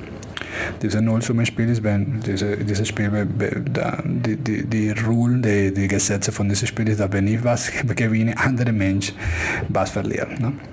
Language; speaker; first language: German; non-native, fluent; Spanish